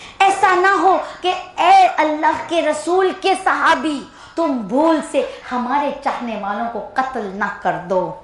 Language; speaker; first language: Urdu; early bilingual, heritage; Urdu